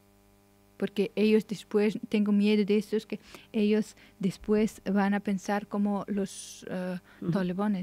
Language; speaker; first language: Spanish; non-native, learner; Persian